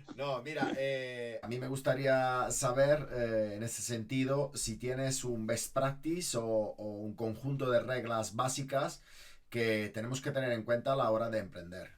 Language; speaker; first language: Spanish; native; Spanish